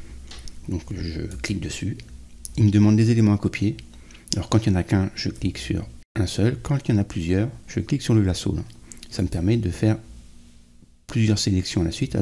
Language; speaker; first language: French; native; French